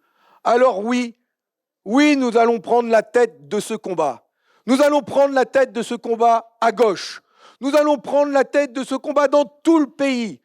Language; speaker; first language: French; native; French